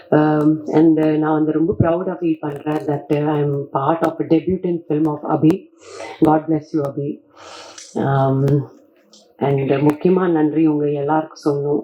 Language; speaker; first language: Tamil; non-native, fluent; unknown